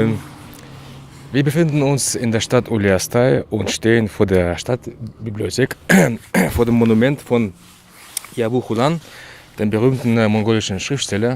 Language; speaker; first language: German; native; German